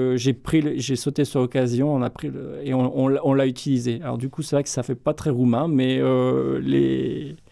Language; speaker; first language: French; native; French